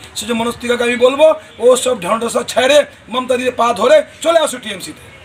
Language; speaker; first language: Bangla; non-native, local second language; Nepali